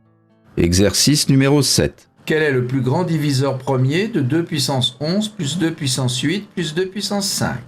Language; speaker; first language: French; native; French